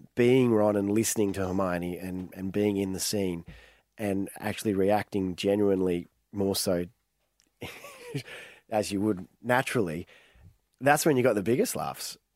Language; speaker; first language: English; native; English